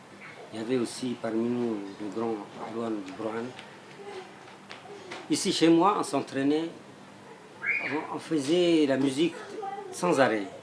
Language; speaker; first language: French; non-native, local second language; Somali